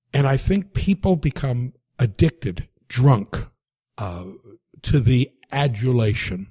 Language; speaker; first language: English; native; English